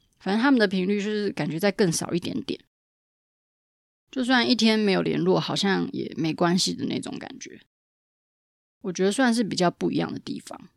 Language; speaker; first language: Chinese; native; Chinese